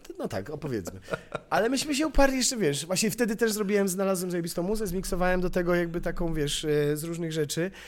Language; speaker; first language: Polish; native; Polish